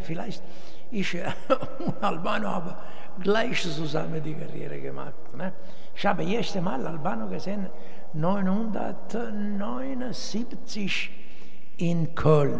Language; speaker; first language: German; non-native, learner; Italian